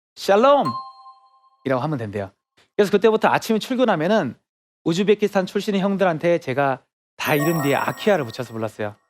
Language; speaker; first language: Korean; native; Korean